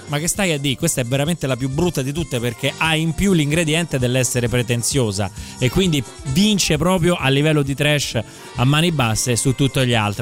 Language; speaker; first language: Italian; native; Italian